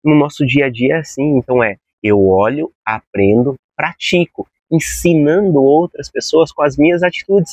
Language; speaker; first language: Portuguese; native; Portuguese